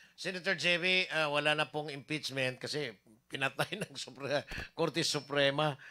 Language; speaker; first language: Filipino; non-native, local second language; Cebuano